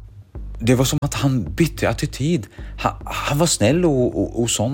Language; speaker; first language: Swedish; early bilingual, other home language; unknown